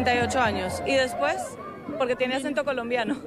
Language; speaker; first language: Spanish; native; Spanish